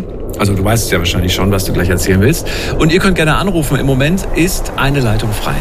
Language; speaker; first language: German; native; German